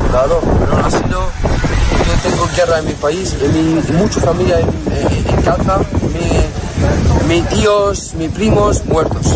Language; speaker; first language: Spanish; non-native, learner; Arabic